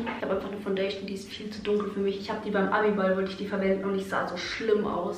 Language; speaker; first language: German; native; German